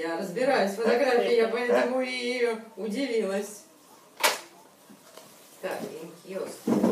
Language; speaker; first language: Russian; native; Russian